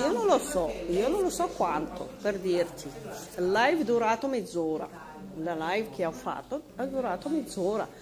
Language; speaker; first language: Italian; non-native, fluent; Arabic